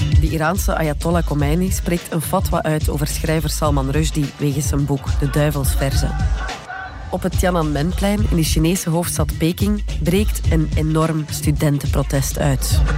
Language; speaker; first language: Dutch; native; Dutch